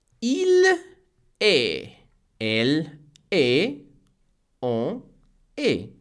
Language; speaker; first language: French; non-native, fluent; Spanish